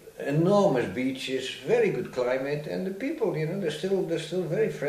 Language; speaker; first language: English; non-native, fluent; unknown